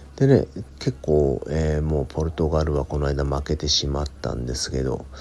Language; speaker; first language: Japanese; native; Japanese